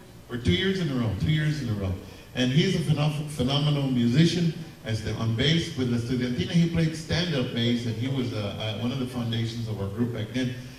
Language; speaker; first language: English; early bilingual, other home language; Spanish